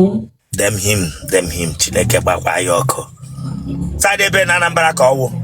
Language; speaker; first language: Igbo; native; Igbo